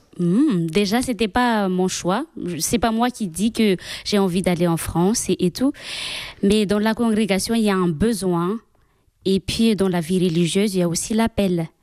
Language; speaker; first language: French; non-native, local second language; Malagasy